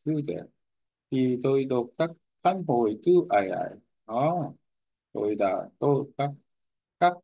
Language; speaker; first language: Vietnamese; non-native, learner; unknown